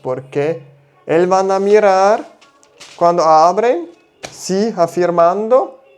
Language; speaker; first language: Spanish; non-native, learner; German